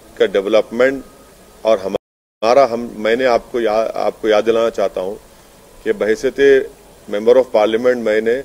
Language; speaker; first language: Hindi; non-native, local second language; Urdu